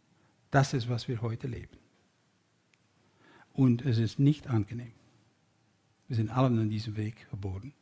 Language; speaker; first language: German; non-native, learner; Dutch